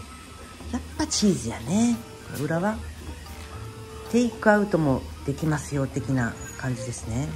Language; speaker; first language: Japanese; native; Japanese